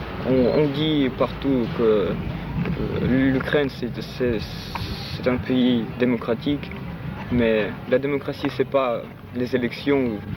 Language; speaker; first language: French; non-native, fluent; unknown